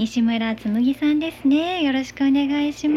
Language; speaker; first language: Japanese; native; Japanese